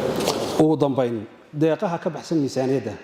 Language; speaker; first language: Somali; native; Somali